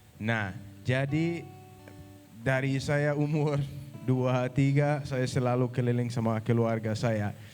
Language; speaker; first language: Indonesian; non-native, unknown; Danish